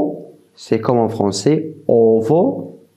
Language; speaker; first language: French; non-native, fluent; Portuguese